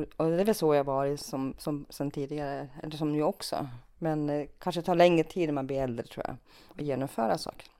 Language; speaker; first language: Swedish; early bilingual, other home language; Finnish